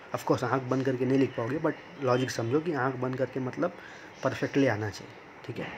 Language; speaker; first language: Hindi; non-native, local second language; Marathi